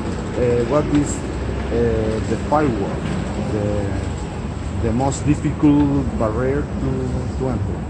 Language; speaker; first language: English; non-native, learner; Spanish